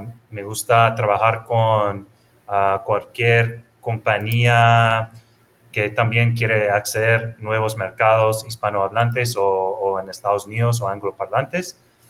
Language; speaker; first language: Spanish; non-native, fluent; English